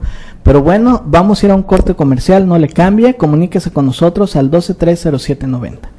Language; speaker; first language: Spanish; native; Spanish